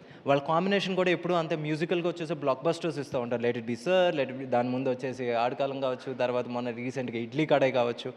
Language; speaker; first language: Telugu; native; Telugu